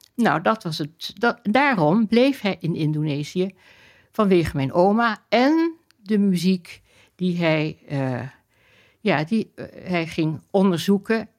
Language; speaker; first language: Dutch; native; Dutch